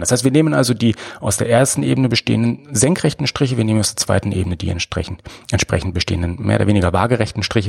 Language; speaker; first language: German; native; German